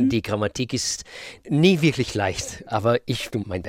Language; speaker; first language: German; non-native, fluent; Russian